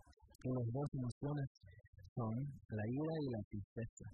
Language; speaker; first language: Spanish; early bilingual, heritage; English